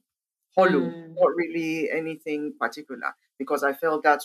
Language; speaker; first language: English; non-native, local second language; Igbo